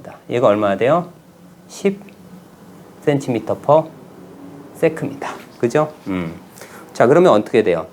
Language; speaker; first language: Korean; native; Korean